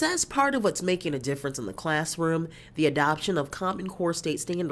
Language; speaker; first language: English; native; English